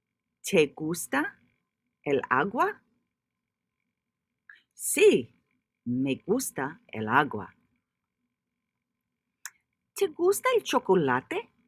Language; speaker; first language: Spanish; non-native, fluent; English